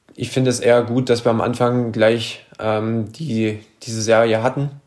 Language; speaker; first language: German; native; German